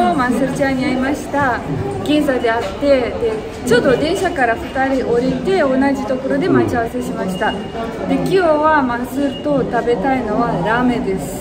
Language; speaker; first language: Japanese; non-native, fluent; Romanian